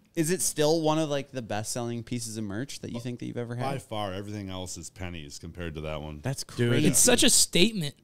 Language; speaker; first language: English; native; English